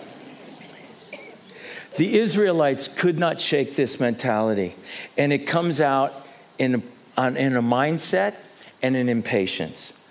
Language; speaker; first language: English; native; English